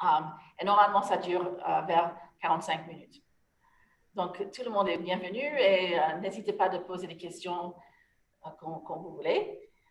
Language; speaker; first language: French; non-native, fluent; English